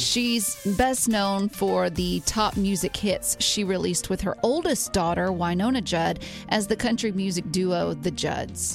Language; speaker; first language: English; native; English